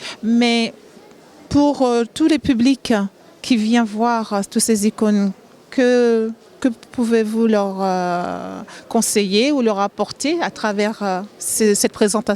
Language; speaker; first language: French; native; French